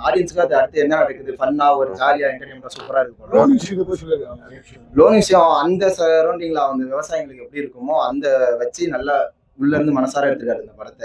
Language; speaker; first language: Tamil; native; Tamil